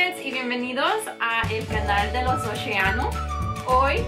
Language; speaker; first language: Spanish; early bilingual, heritage; Spanish